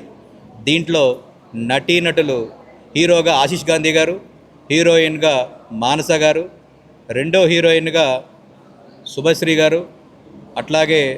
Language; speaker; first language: Telugu; native; Telugu